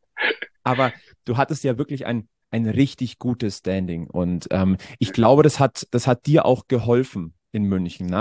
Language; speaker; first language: German; native; German